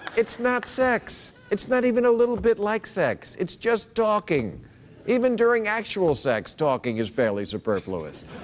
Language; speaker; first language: English; native; English